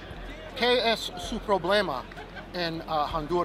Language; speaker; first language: Spanish; non-native, learner; English